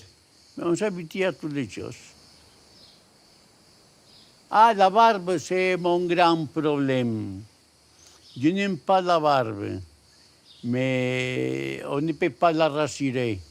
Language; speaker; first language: French; non-native, learner; Spanish